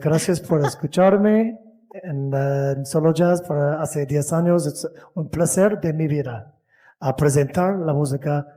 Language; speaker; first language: Spanish; non-native, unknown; English